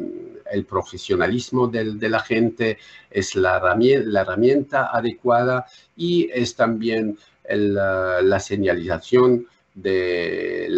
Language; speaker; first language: Spanish; non-native, learner; French